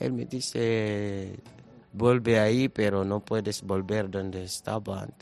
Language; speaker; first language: Spanish; non-native, learner; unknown